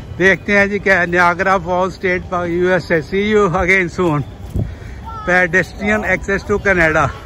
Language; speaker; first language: Hindi; native; Hindi